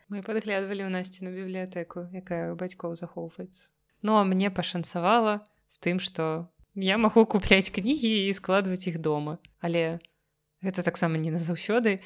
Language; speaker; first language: Belarusian; native; Belarusian